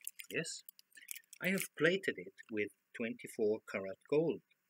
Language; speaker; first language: English; non-native, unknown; German